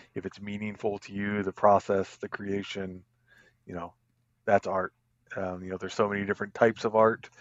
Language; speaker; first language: English; native; English